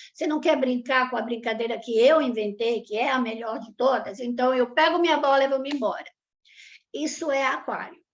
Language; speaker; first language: Portuguese; early bilingual, other home language; Italian